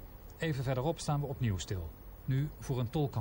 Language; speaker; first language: Dutch; native; Dutch